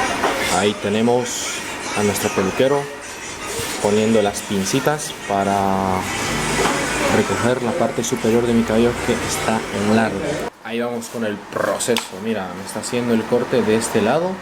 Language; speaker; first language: Spanish; native; Spanish